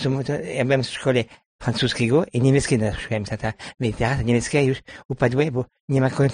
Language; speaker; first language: Polish; non-native, learner; French